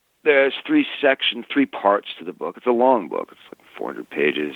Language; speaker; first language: English; native; English